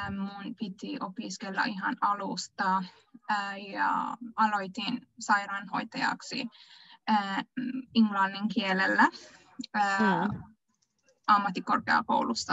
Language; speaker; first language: Finnish; non-native, learner; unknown